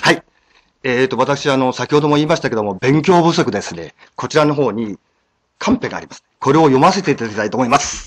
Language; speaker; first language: Japanese; native; Japanese